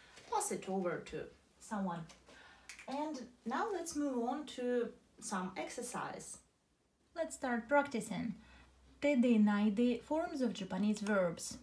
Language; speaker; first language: English; non-native, fluent; Russian